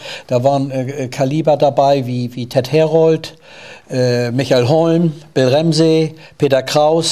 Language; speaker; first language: German; native; German